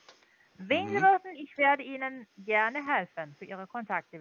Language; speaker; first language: German; non-native, learner; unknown